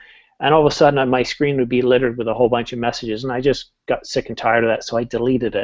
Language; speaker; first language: English; native; English